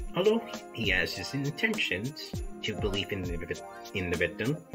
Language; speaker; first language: English; native; English